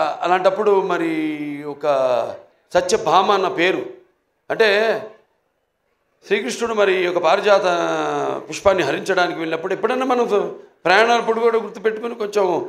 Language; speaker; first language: Telugu; native; Telugu